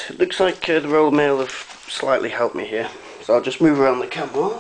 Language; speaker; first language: English; native; English